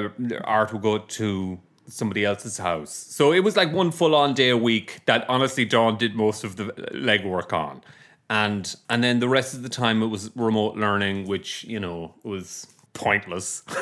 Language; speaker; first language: English; native; English